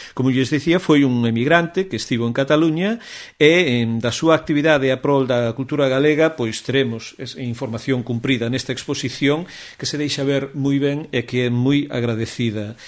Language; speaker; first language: Galician; native; Galician